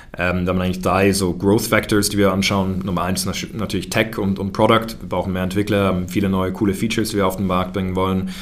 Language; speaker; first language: German; early bilingual, heritage; German